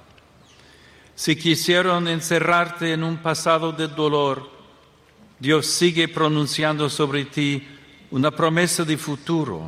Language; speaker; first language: Spanish; non-native, fluent; English